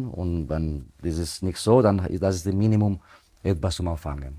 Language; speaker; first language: German; non-native, fluent; Spanish